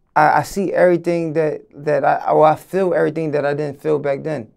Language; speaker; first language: English; native; English